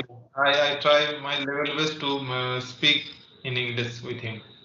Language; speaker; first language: English; non-native, learner; Bangla